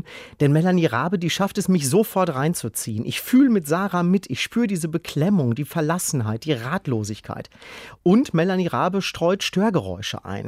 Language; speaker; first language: German; native; German